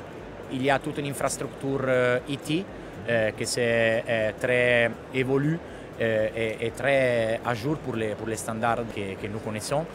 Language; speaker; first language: French; non-native, fluent; Italian